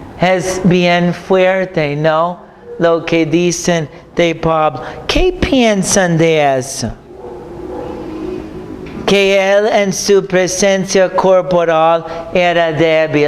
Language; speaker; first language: Spanish; non-native, fluent; English